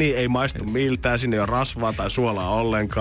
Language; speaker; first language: Finnish; native; Finnish